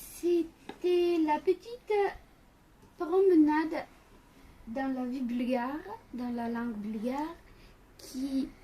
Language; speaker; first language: French; non-native, fluent; Bulgarian